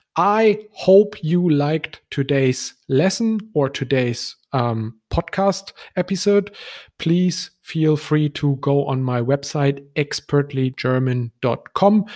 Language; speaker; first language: English; non-native, fluent; German